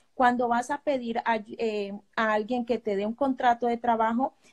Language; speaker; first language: Spanish; native; Spanish